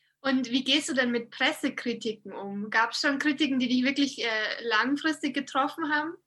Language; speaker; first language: German; native; German